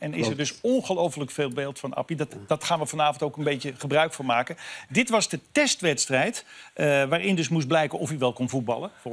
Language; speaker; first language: Dutch; native; Dutch